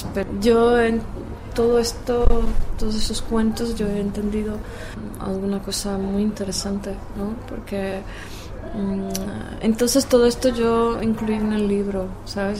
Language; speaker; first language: Spanish; non-native, fluent; Czech